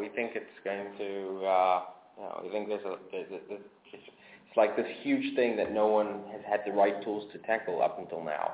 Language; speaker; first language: English; native; English